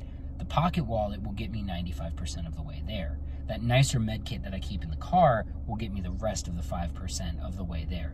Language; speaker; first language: English; native; English